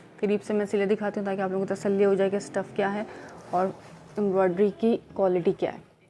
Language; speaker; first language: Urdu; native; Urdu